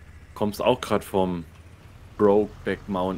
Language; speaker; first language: German; native; German